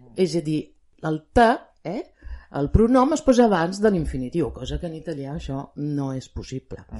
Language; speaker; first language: Catalan; non-native, fluent; Italian